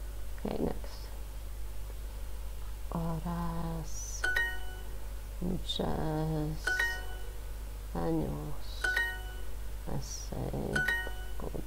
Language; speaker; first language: Spanish; non-native, learner; English